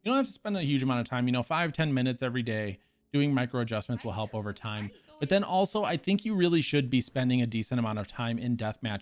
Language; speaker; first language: English; native; English